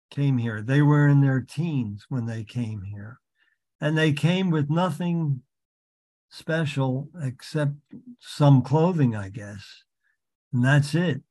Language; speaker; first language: English; native; English